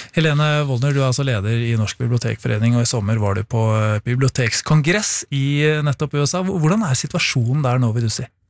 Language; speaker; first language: Norwegian; native; Norwegian